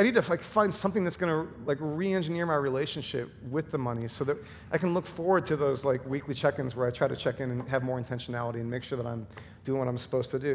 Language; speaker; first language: English; native; English